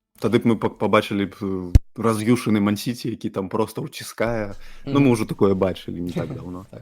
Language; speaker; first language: Belarusian; non-native, local second language; Russian